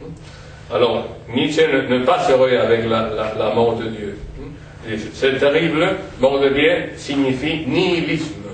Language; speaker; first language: French; non-native, fluent; Spanish